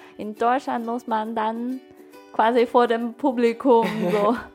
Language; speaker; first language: German; non-native, fluent; Chinese